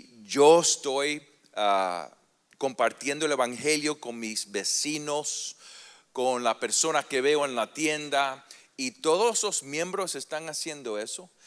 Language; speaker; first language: Spanish; early bilingual, heritage; Spanish